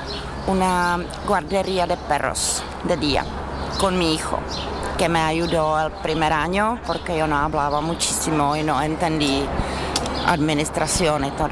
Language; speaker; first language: Spanish; non-native, fluent; Czech